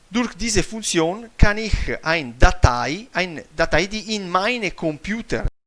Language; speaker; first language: German; non-native, fluent; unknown